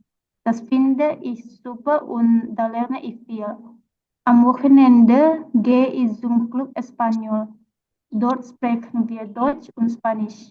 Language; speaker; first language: German; non-native, learner; Indonesian